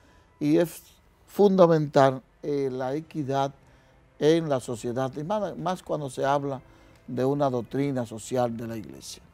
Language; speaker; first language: Spanish; native; Spanish